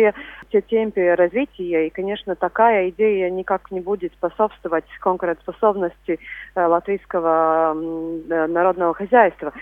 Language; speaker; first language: Russian; non-native, local second language; Latvian